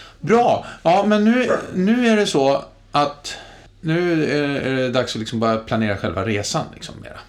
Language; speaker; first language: Swedish; native; Swedish